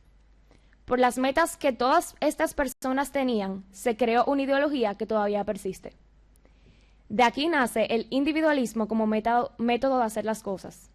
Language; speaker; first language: Spanish; early bilingual, heritage; Spanish